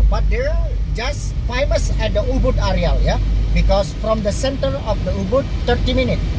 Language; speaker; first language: English; non-native, learner; Indonesian